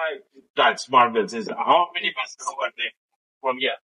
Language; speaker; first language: English; non-native, learner; Bangla